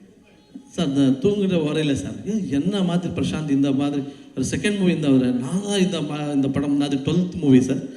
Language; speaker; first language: Tamil; non-native, learner; Kannada